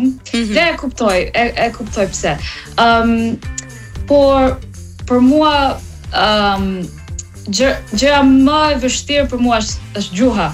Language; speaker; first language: Albanian; non-native, learner; English